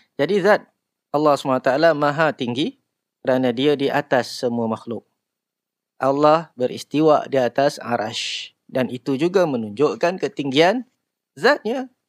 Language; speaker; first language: Malay; native; Malay